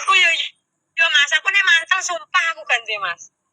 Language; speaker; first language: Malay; non-native, local second language; Javanese